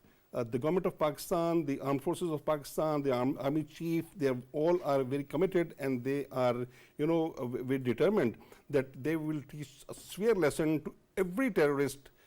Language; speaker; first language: English; non-native, local second language; Urdu